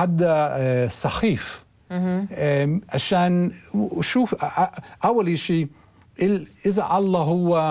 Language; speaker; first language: Arabic; non-native, learner; English